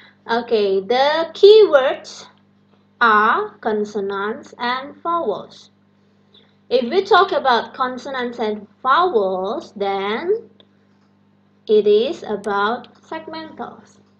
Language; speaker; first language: English; non-native, fluent; Indonesian